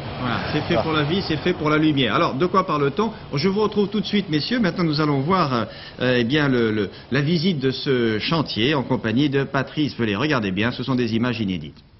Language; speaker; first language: French; native; French